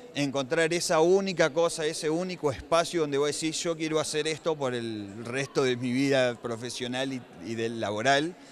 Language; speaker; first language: Spanish; native; Spanish